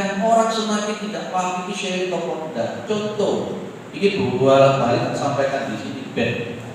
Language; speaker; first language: Indonesian; non-native, local second language; Javanese